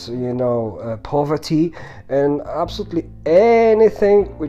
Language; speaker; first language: English; non-native, fluent; Polish